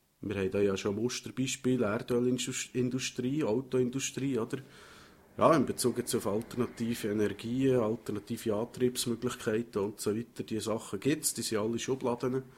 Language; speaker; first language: German; native; German